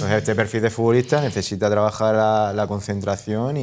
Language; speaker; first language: Spanish; native; Spanish